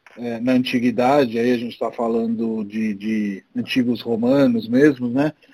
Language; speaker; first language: Portuguese; native; Portuguese